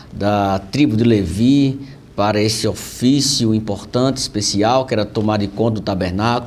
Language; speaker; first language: Portuguese; native; Portuguese